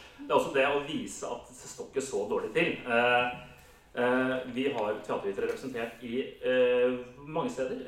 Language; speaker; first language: Norwegian; native; Norwegian